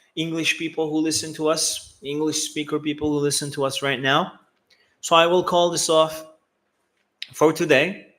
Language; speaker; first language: English; non-native, fluent; Turkish